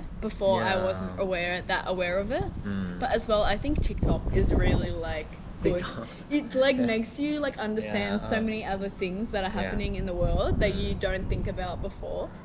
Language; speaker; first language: English; non-native, fluent; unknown